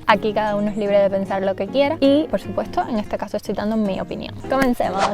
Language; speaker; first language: Spanish; native; Spanish